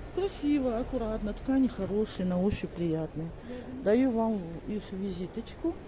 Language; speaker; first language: Russian; non-native, local second language; Kazakh